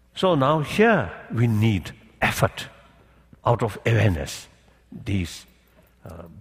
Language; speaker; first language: English; non-native, learner; Tibetan